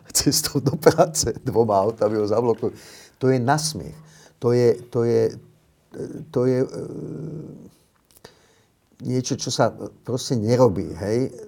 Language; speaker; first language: Slovak; native; Slovak